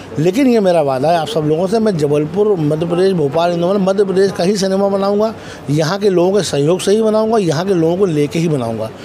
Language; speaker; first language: Hindi; native; Hindi